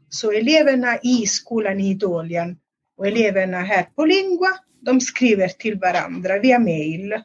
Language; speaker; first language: Swedish; non-native, fluent; Italian